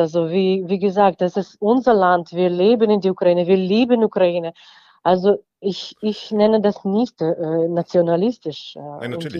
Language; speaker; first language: German; non-native, fluent; Ukrainian